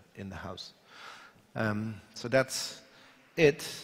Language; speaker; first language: English; non-native, fluent; Dutch